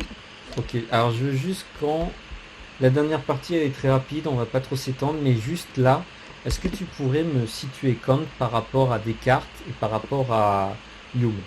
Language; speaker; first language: French; native; French